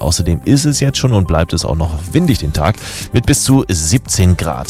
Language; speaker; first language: German; native; German